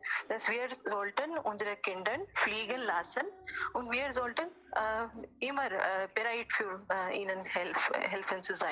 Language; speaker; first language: German; non-native, learner; Hindi